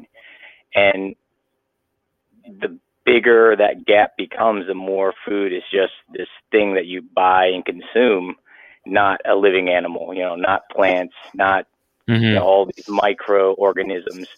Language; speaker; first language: English; native; English